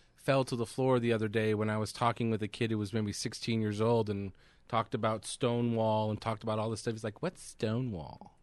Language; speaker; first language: English; native; English